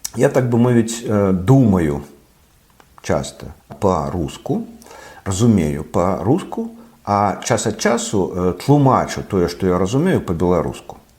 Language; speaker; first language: Belarusian; non-native, local second language; Russian